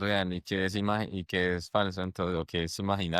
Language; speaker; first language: Spanish; native; Spanish